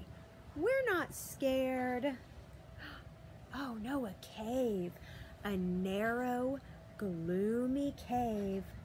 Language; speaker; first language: English; native; English